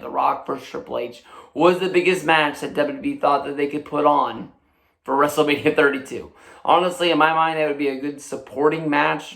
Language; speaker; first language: English; native; English